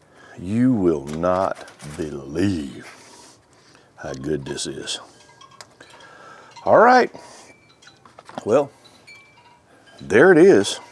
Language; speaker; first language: English; native; English